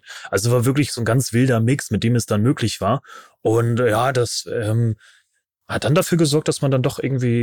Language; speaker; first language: German; native; German